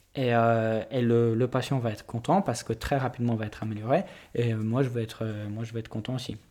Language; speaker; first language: French; non-native, fluent; Polish